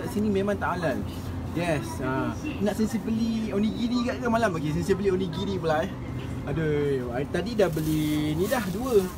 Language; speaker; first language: Malay; native; Malay